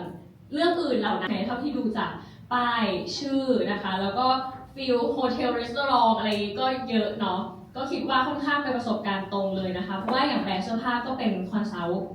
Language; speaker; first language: Thai; native; Thai